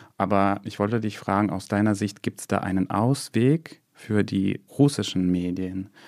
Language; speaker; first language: German; non-native, fluent; Russian